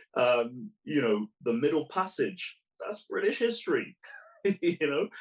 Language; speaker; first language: English; early bilingual, other home language; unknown